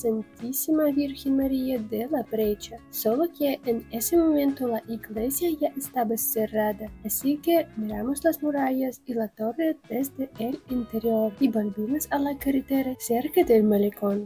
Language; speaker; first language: Spanish; non-native, fluent; Russian